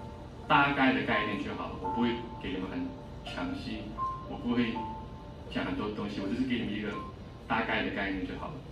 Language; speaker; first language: Chinese; non-native, fluent; English